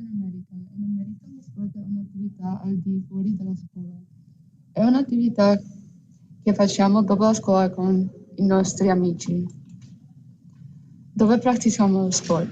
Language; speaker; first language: Italian; non-native, learner; English